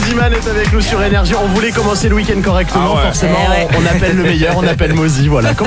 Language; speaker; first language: French; native; French